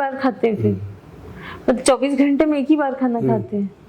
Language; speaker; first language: Hindi; native; Hindi